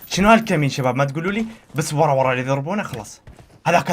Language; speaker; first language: Arabic; native; Arabic